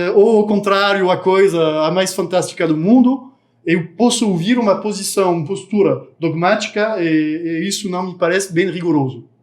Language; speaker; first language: Portuguese; non-native, fluent; French